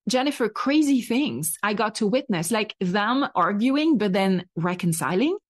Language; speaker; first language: English; non-native, fluent; French